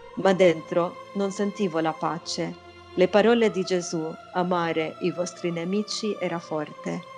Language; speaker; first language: Italian; non-native, fluent; Arabic